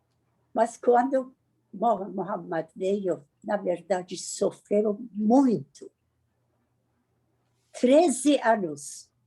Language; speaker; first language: Portuguese; non-native, learner; Persian